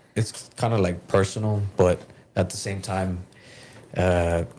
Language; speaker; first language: English; early bilingual, other home language; Spanish